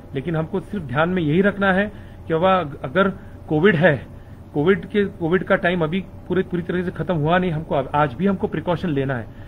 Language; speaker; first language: Hindi; non-native, local second language; Marathi